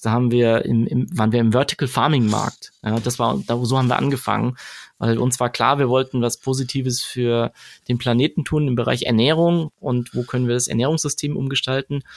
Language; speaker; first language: German; native; German